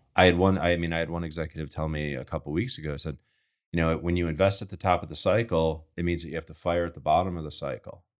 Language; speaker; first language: English; native; English